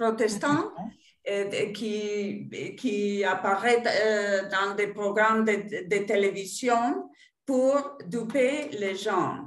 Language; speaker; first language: French; non-native, fluent; Spanish